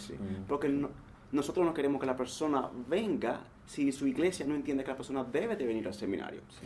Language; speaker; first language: Spanish; native; Spanish